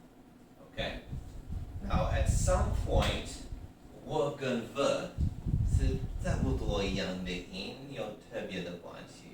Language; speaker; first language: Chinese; non-native, fluent; English